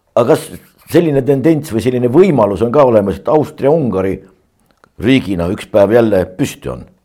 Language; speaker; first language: Estonian; native; Estonian